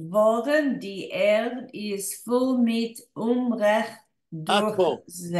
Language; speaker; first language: German; non-native, learner; English